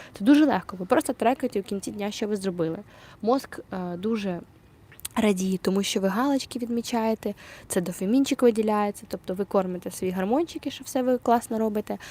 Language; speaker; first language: Ukrainian; non-native, local second language; Russian